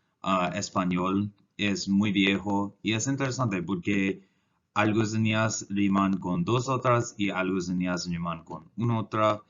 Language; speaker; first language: Spanish; non-native, learner; English